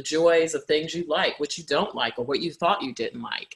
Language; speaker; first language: English; native; English